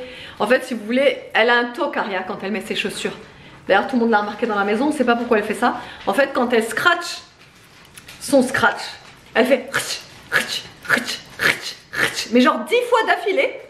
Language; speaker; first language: French; native; French